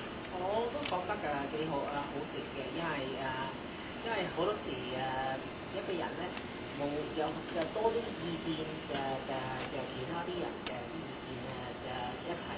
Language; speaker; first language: Cantonese; early bilingual, heritage; Cantonese